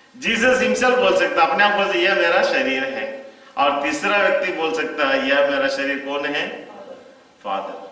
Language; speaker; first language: Hindi; non-native, local second language; Tamil